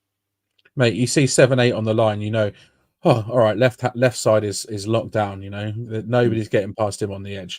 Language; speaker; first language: English; native; English